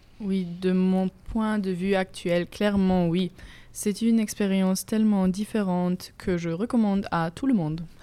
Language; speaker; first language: French; non-native, fluent; German